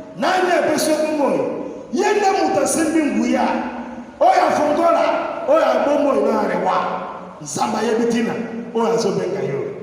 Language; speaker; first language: Lingala; native; Lingala